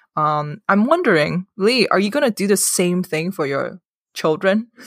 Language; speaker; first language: English; non-native, local second language; Cantonese